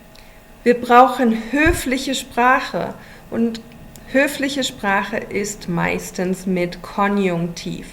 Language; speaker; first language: German; non-native, fluent; English